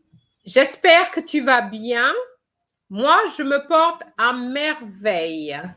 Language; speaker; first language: French; non-native, fluent; English